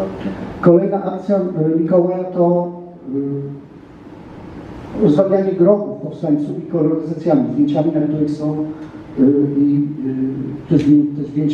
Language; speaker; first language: Polish; native; Polish